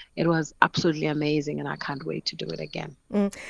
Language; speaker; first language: English; non-native, local second language; Northern Sotho